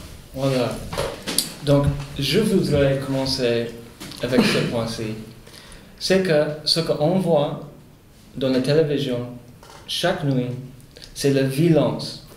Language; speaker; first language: French; non-native, fluent; Spanish